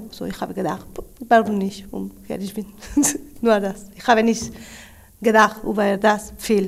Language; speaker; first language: German; non-native, learner; Spanish